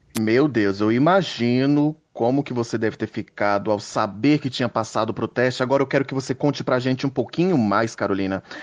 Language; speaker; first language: Portuguese; native; Portuguese